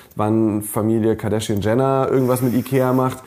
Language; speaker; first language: German; native; German